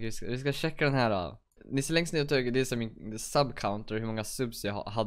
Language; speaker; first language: Swedish; native; Swedish